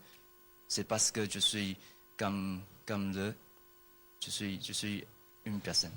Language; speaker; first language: French; non-native, learner; Chinese